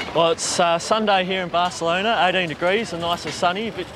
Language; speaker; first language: English; native; English